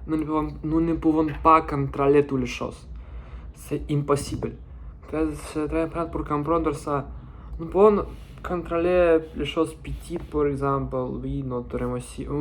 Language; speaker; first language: French; non-native, learner; Russian